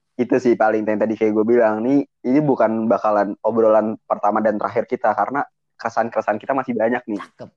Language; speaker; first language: Indonesian; native; Indonesian